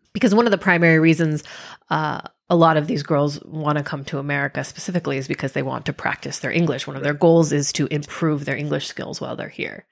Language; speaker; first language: English; native; English